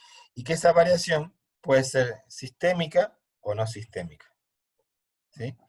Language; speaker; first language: Spanish; native; Spanish